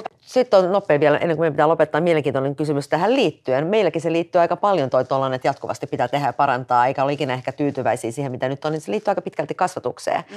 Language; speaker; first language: Finnish; early bilingual, other home language; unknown